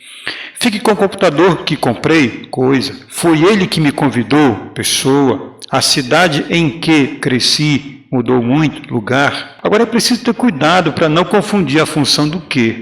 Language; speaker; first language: Portuguese; native; Portuguese